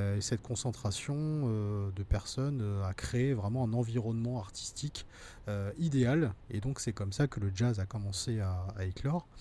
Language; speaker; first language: French; native; French